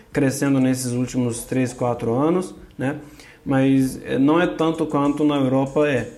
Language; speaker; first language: Portuguese; non-native, fluent; Turkish